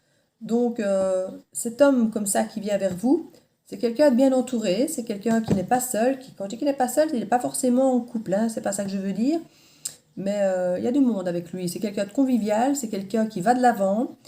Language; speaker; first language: French; native; French